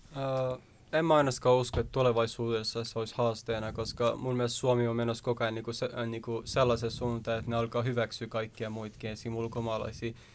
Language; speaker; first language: Finnish; early bilingual, other home language; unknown